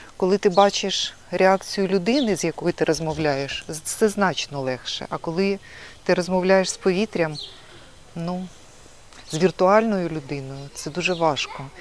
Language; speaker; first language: Ukrainian; non-native, local second language; Russian